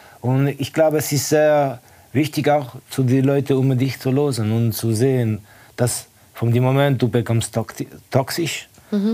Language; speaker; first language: German; non-native, fluent; Estonian